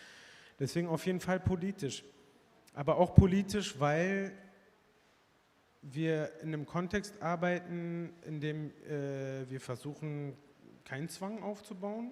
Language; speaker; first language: German; early bilingual, other home language; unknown